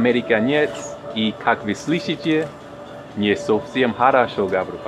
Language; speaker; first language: Russian; non-native, learner; English